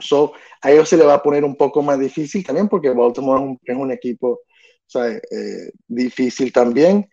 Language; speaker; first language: Spanish; early bilingual, other home language; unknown